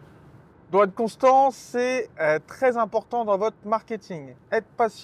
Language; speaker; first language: French; native; French